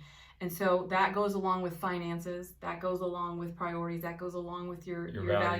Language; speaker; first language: English; native; English